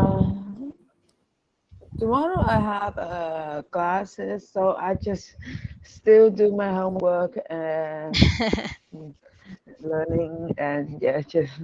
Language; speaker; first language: English; non-native, learner; Vietnamese